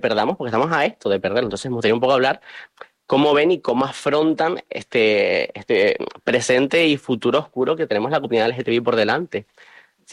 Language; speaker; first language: Spanish; native; Spanish